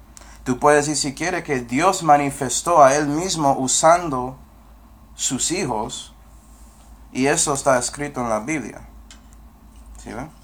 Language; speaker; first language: Spanish; non-native, fluent; English